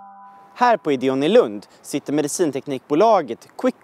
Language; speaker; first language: Swedish; native; Swedish